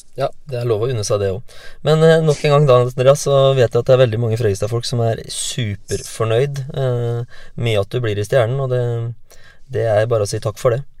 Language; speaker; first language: Norwegian; native; Norwegian